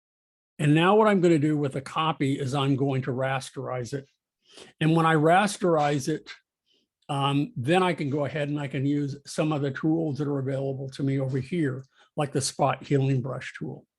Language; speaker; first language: English; native; English